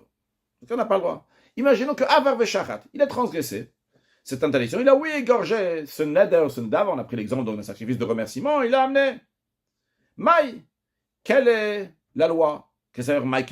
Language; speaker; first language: French; native; French